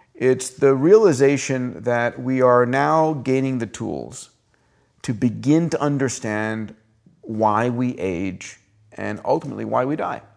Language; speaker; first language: English; early bilingual, other home language; Greek